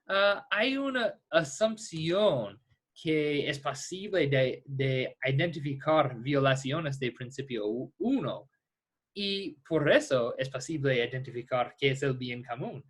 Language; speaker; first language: Spanish; non-native, fluent; English